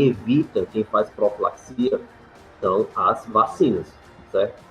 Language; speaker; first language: Portuguese; native; Portuguese